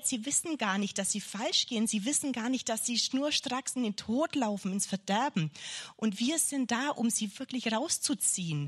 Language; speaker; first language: German; native; German